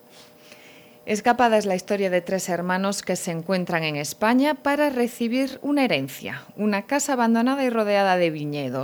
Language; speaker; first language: Spanish; native; Spanish